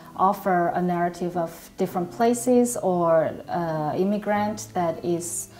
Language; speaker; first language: English; non-native, fluent; Korean